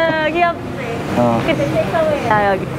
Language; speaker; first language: Korean; non-native, fluent; Thai